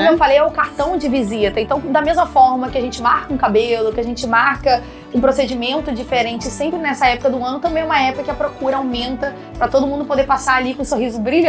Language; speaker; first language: Portuguese; native; Portuguese